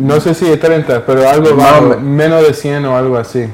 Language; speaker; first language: Spanish; early bilingual, heritage; English